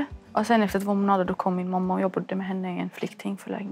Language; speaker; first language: Swedish; non-native, fluent; Arabic